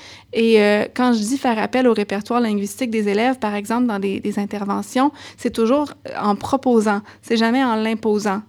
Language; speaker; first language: French; native; French